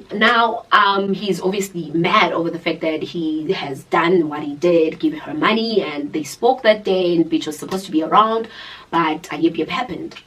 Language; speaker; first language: English; non-native, local second language; Zulu